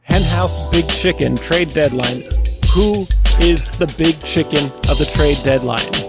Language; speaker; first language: English; native; English